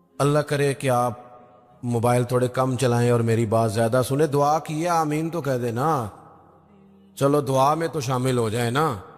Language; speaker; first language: Urdu; non-native, local second language; Punjabi